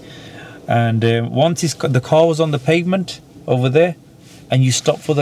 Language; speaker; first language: English; native; English